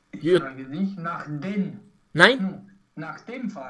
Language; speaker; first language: German; non-native, learner; Romanian